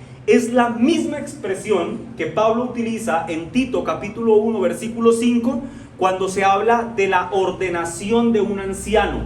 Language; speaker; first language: Spanish; native; Spanish